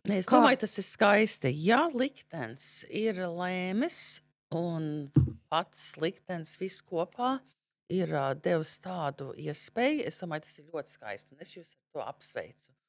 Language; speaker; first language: Latvian; early bilingual, heritage; Latvian